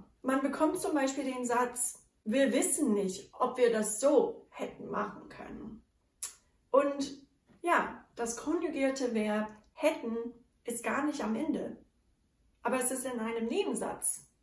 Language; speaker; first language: German; non-native, fluent; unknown